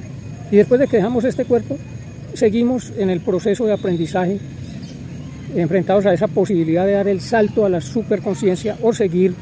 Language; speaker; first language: Spanish; native; Spanish